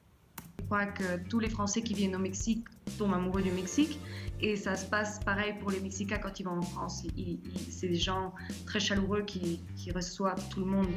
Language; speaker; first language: French; early bilingual, heritage; French